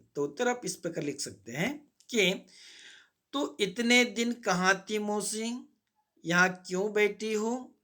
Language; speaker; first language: Hindi; non-native, local second language; Kannada